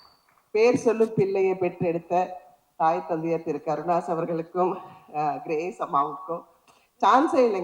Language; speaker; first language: Tamil; native; Tamil